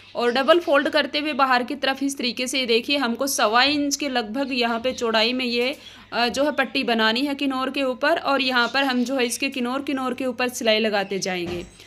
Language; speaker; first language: Hindi; native; Hindi